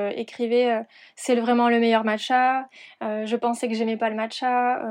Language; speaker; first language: French; native; French